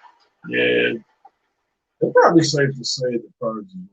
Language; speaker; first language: English; native; English